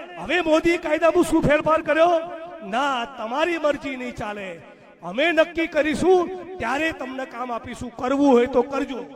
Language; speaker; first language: Gujarati; native; Gujarati